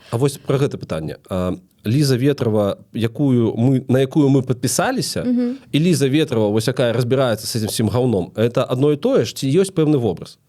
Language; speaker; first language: Belarusian; non-native, local second language; Russian